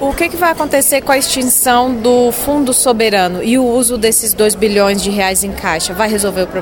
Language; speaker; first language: Portuguese; native; Portuguese